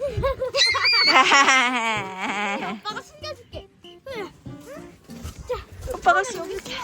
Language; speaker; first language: Korean; native; Korean